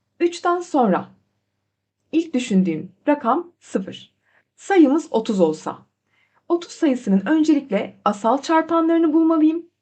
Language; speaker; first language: Turkish; native; Turkish